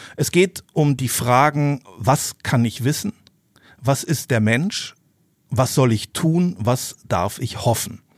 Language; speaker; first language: German; native; German